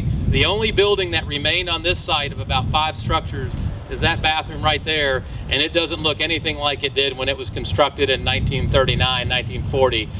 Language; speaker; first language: English; native; English